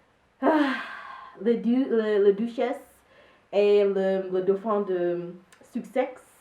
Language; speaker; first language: French; non-native, learner; English